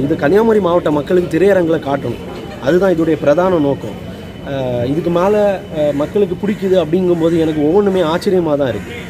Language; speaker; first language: Tamil; native; Tamil